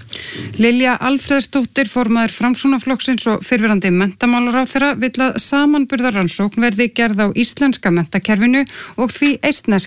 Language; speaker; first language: Icelandic; native; Icelandic